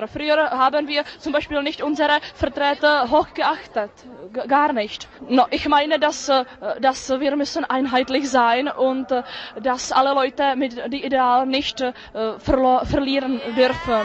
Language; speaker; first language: German; non-native, fluent; Czech